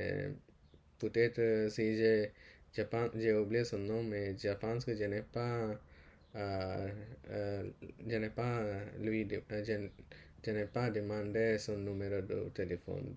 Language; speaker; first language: French; non-native, learner; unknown